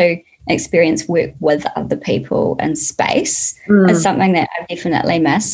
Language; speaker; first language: English; native; English